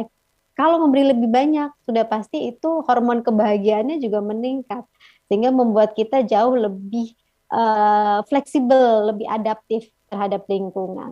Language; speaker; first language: Indonesian; native; Indonesian